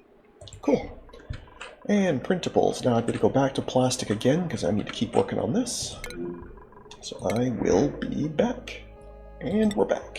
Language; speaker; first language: English; native; English